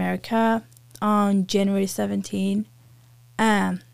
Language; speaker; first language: English; non-native, fluent; Persian